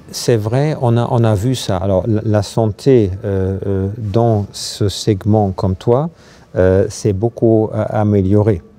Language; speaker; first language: French; non-native, fluent; German